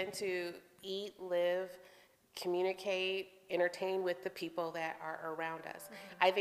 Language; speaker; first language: English; native; English